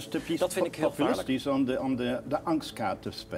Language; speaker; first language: Dutch; non-native, fluent; English